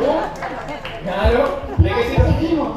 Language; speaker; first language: Spanish; native; Spanish